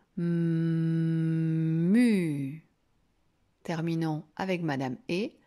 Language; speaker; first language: French; native; French